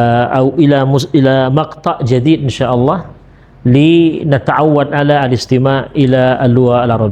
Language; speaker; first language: Arabic; non-native, fluent; Indonesian